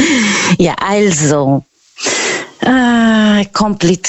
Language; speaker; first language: German; non-native, learner; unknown